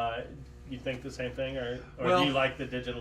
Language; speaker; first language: English; native; English